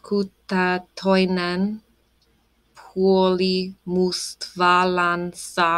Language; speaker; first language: Finnish; non-native, learner; English